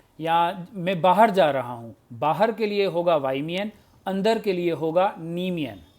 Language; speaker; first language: Hindi; native; Hindi